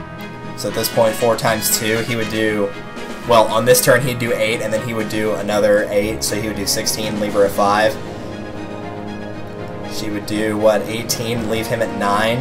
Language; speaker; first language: English; native; English